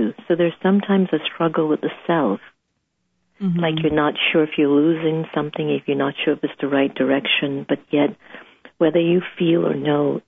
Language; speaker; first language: English; native; English